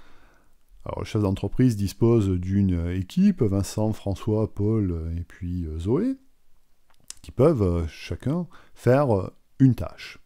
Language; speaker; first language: French; native; French